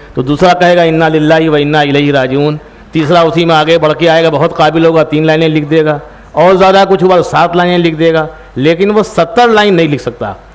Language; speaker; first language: Urdu; native; Urdu